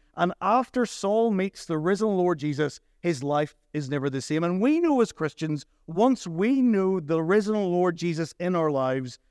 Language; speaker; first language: English; native; English